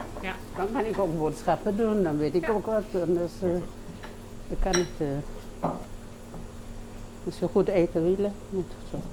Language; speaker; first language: Dutch; non-native, learner; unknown